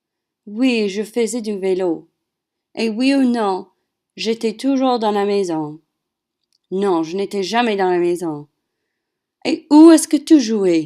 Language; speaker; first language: French; non-native, learner; English